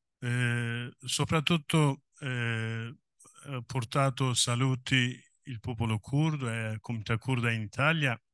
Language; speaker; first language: Italian; non-native, learner; Kurdish